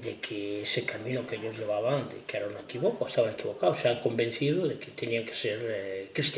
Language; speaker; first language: Spanish; native; Spanish